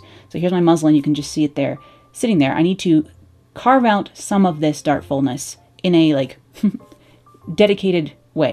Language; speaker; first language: English; native; English